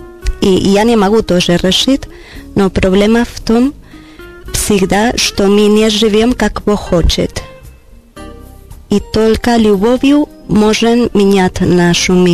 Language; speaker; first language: Russian; non-native, learner; Spanish